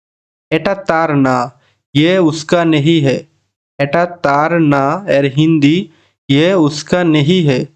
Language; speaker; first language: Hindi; non-native, learner; Bangla